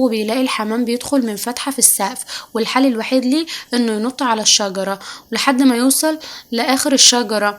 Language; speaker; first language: Arabic; native; Arabic